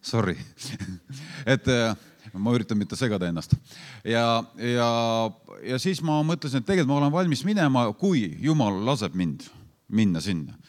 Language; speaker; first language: Estonian; non-native, fluent; Lithuanian